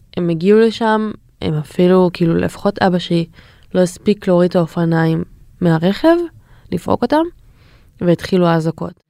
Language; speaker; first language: Hebrew; native; Hebrew